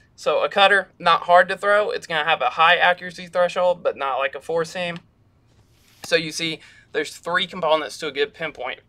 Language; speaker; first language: English; native; English